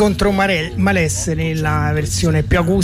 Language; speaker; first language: Italian; native; Italian